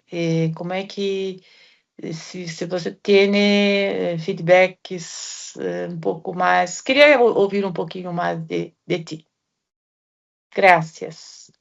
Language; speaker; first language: Portuguese; non-native, fluent; Spanish